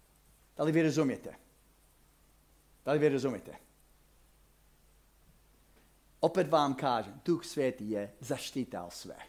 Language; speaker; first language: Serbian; non-native, fluent; English